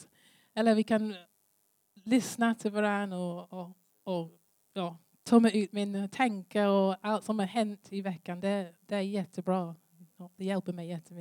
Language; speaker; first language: Swedish; non-native, learner; English